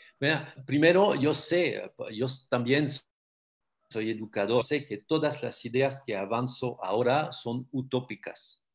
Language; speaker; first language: Spanish; non-native, fluent; French